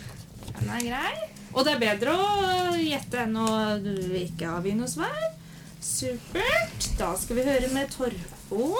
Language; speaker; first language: Norwegian; native; Norwegian